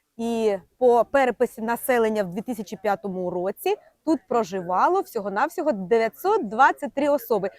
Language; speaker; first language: Ukrainian; native; Ukrainian